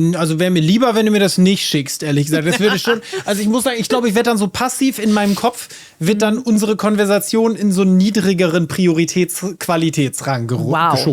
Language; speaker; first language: German; native; German